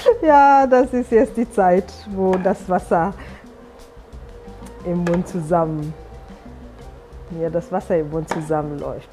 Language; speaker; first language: German; non-native, fluent; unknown